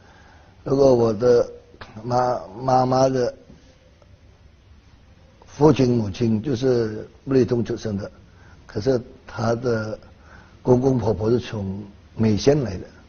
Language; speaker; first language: Chinese; non-native, learner; Hakka Chinese